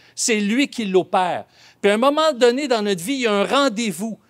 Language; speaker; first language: French; native; French